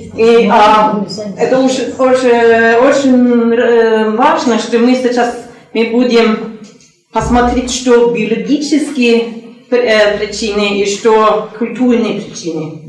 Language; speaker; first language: Russian; non-native, learner; Norwegian